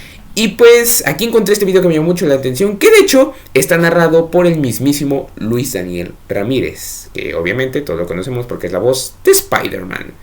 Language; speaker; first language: Spanish; native; Spanish